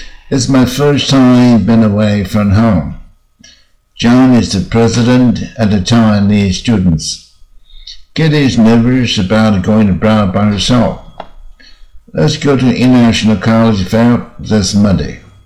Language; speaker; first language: English; non-native, fluent; Chinese